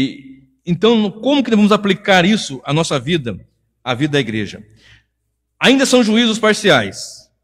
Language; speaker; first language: Portuguese; native; Portuguese